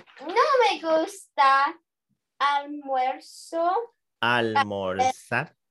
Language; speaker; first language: Spanish; non-native, learner; English